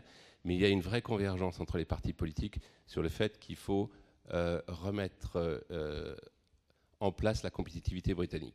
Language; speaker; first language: French; native; French